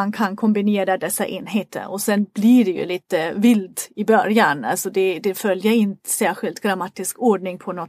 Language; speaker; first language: Swedish; non-native, fluent; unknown